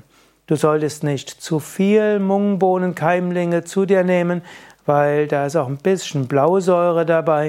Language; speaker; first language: German; native; German